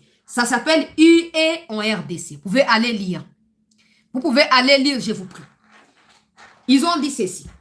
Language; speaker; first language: French; non-native, local second language; Lingala